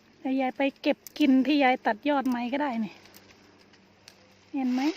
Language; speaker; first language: Thai; native; Thai